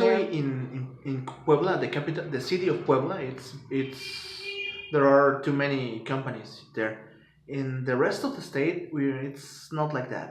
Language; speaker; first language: English; non-native, fluent; Spanish